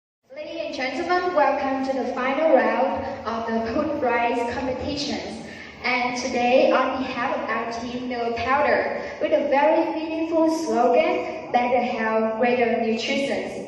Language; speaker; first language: English; non-native, learner; Vietnamese